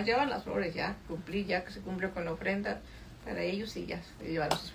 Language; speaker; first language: Spanish; native; Spanish